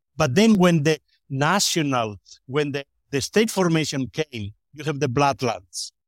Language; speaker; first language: English; non-native, fluent; Spanish